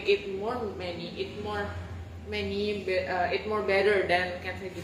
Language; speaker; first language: English; non-native, learner; Indonesian